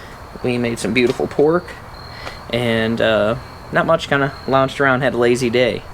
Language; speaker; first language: English; native; English